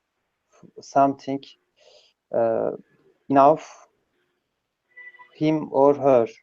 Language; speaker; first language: English; non-native, learner; Turkish